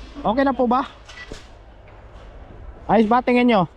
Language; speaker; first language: Filipino; native; Filipino